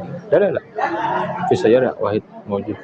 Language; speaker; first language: Arabic; non-native, fluent; Indonesian